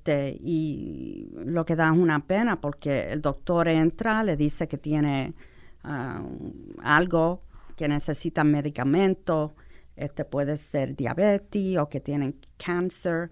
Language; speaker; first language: Spanish; non-native, fluent; English